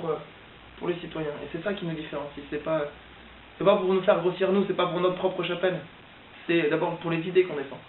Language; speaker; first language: French; native; French